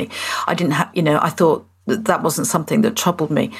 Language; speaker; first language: English; native; English